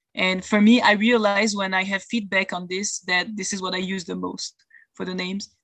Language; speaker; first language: English; non-native, fluent; French